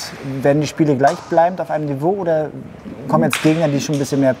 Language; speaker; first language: German; native; German